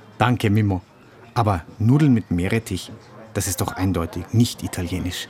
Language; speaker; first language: German; native; German